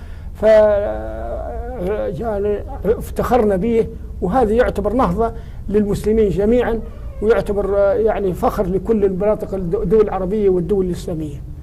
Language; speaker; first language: Arabic; native; Arabic